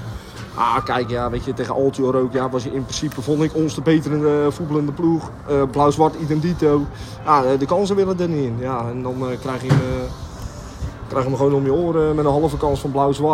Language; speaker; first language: Dutch; native; Dutch